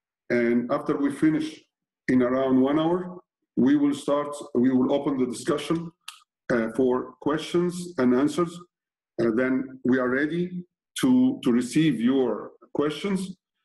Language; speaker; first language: English; non-native, fluent; Arabic